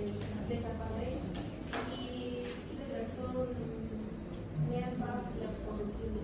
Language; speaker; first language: French; non-native, learner; Spanish